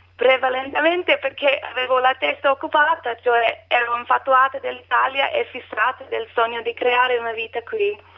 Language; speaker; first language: Italian; non-native, learner; English